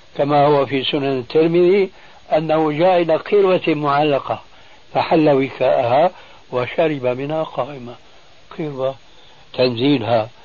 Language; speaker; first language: Arabic; early bilingual, other home language; Albanian